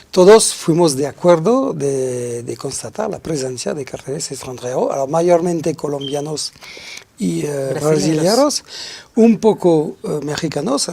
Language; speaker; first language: Spanish; non-native, fluent; French